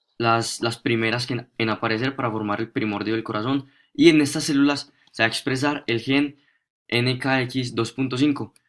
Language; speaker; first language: Spanish; native; Spanish